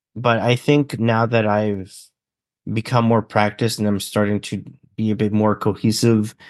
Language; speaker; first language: English; native; English